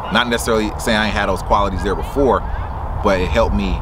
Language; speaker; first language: English; native; English